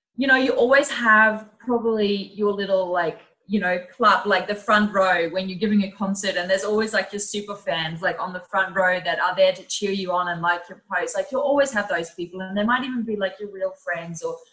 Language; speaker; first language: English; non-native, fluent; Dutch